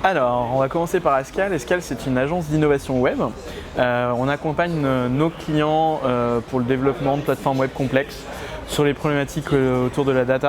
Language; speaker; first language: French; native; French